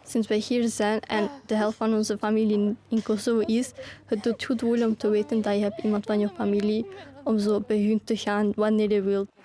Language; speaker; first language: Dutch; early bilingual, other home language; Albanian